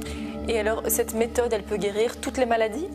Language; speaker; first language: French; native; French